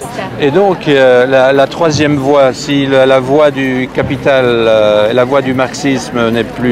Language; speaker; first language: French; native; French